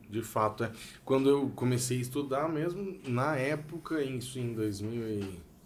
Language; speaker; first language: Portuguese; native; Portuguese